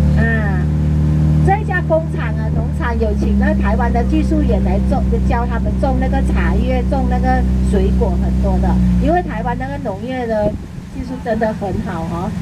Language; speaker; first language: Chinese; non-native, fluent; Thai